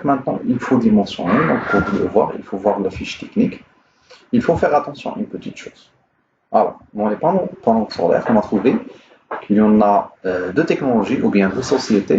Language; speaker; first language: French; non-native, local second language; Arabic